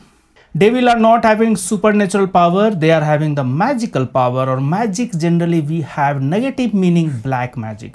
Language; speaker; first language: English; non-native, local second language; Hindi